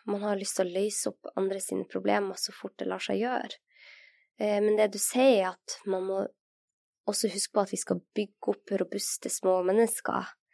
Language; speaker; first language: Norwegian; native; Norwegian